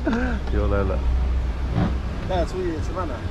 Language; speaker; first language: Chinese; non-native, fluent; English